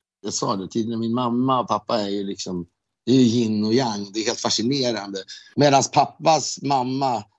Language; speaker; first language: Swedish; native; Swedish